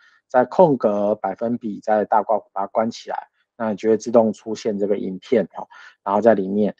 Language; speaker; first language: Chinese; native; Chinese